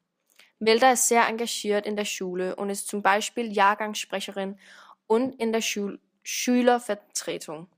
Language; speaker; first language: German; non-native, learner; Danish